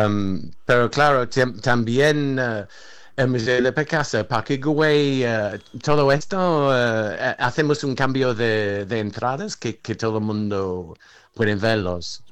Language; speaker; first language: Spanish; non-native, fluent; English